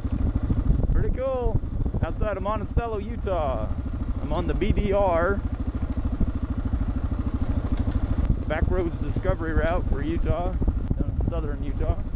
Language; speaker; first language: English; native; English